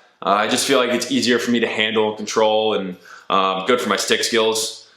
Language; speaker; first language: English; native; English